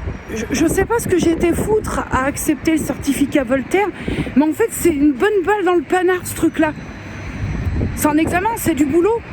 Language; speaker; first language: French; native; French